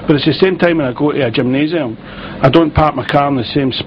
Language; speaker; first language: English; native; English